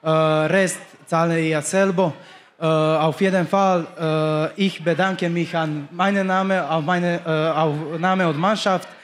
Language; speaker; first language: German; non-native, learner; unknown